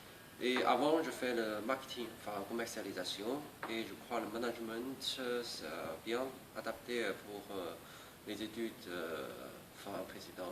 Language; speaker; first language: French; non-native, learner; Chinese